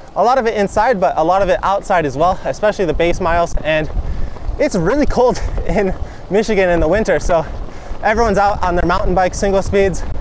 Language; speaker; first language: English; native; English